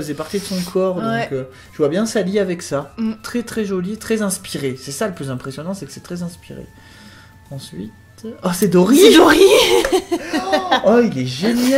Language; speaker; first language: French; native; French